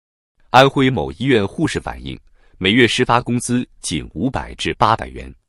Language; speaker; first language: Chinese; native; Chinese